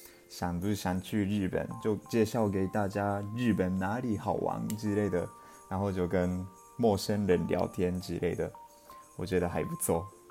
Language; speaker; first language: Chinese; non-native, fluent; Japanese